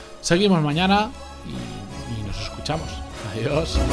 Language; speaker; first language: Spanish; native; Spanish